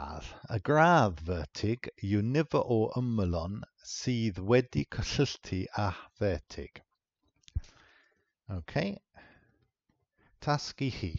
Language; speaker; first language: Welsh; non-native, fluent; English